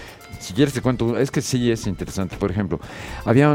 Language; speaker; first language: Spanish; native; Spanish